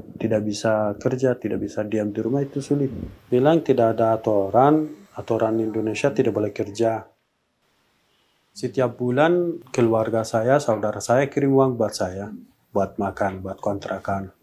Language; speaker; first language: Indonesian; non-native, learner; Persian